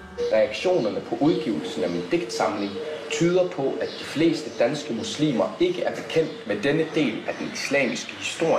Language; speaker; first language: Danish; early bilingual, other home language; Arabic